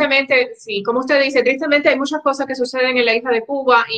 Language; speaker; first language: Spanish; native; Spanish